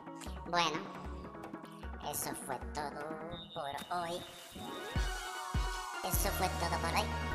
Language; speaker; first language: Spanish; native; Spanish